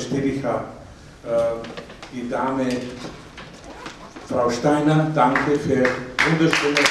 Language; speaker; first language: German; non-native, learner; Slovak